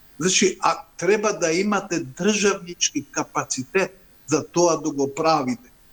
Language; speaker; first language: Macedonian; non-native, local second language; Albanian